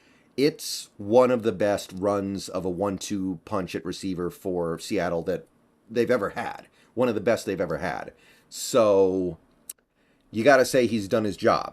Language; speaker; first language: English; native; English